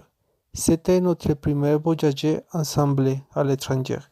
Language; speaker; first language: French; non-native, learner; Spanish